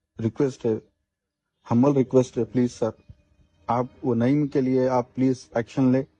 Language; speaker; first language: Hindi; non-native, learner; Bangla